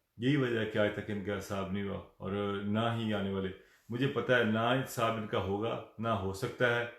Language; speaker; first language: Urdu; non-native, local second language; Punjabi